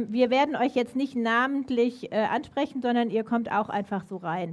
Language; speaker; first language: German; native; German